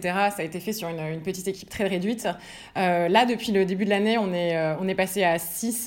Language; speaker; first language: French; native; French